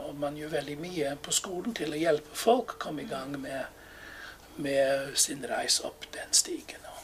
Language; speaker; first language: Norwegian; non-native, fluent; English